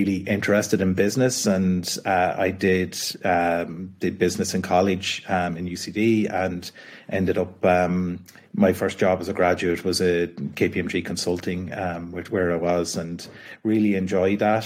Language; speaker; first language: English; native; English